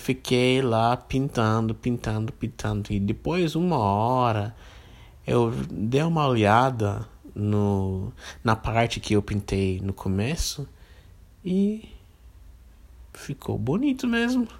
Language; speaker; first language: Portuguese; non-native, fluent; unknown